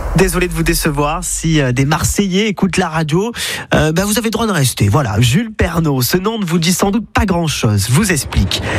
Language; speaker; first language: French; native; French